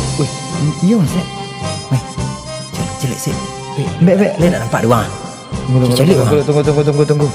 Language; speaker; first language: Indonesian; non-native, local second language; Minangkabau